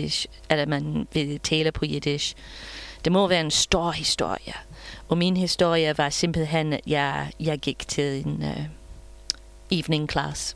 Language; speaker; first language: Danish; non-native, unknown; English